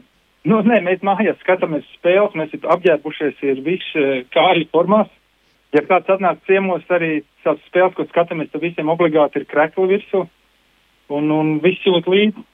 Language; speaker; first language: Latvian; native; Latvian